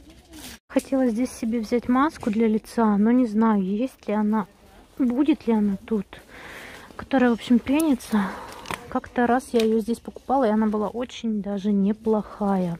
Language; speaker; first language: Russian; native; Russian